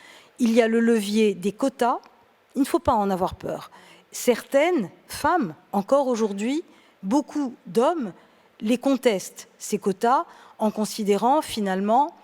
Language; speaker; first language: French; native; French